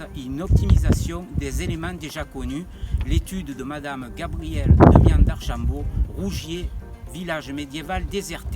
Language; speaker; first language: French; native; French